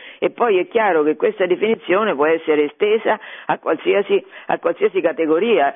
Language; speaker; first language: Italian; native; Italian